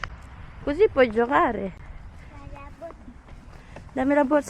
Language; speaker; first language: Italian; non-native, local second language; Filipino